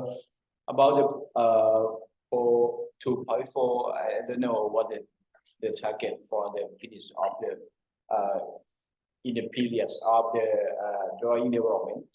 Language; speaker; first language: English; non-native, learner; Thai